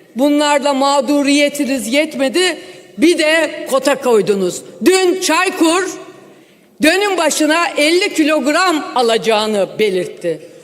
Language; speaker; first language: Turkish; native; Turkish